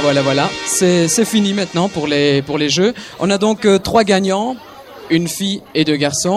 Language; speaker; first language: French; native; French